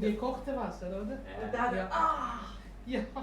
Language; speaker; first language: German; non-native, learner; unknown